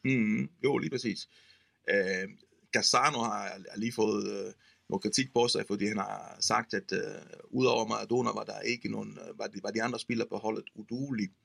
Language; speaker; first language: Danish; non-native, fluent; Italian